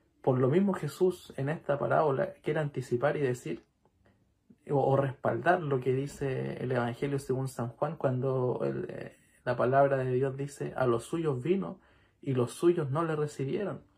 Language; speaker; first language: Spanish; native; Spanish